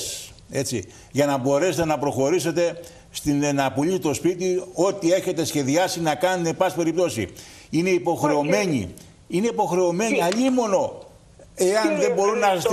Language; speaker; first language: Greek; native; Greek